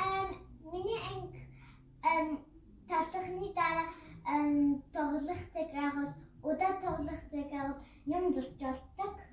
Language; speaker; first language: Mongolian; early bilingual, heritage; Mongolian